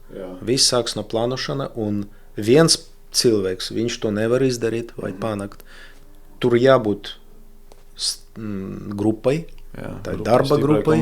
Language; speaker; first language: Latvian; non-native, local second language; Russian